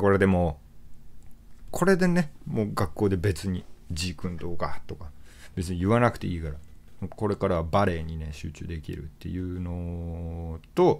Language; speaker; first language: Japanese; native; Japanese